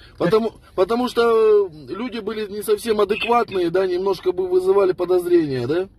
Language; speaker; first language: Russian; native; Russian